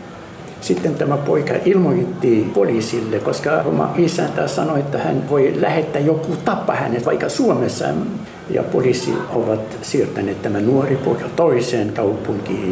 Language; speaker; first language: Finnish; non-native, learner; Arabic